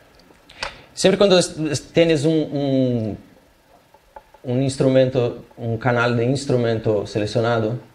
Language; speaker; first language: Spanish; non-native, fluent; Portuguese